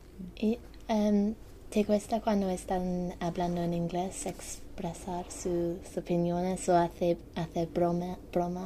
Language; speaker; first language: Spanish; non-native, learner; English